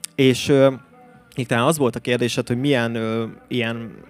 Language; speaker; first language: Hungarian; native; Hungarian